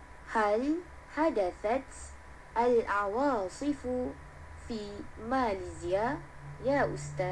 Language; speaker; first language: Arabic; non-native, learner; Malay